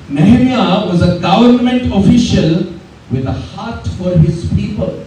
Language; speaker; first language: English; non-native, local second language; Telugu